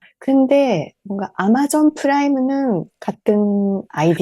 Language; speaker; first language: Korean; non-native, fluent; Japanese